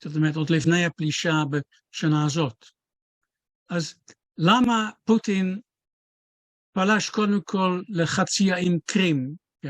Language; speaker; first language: Hebrew; non-native, fluent; Dutch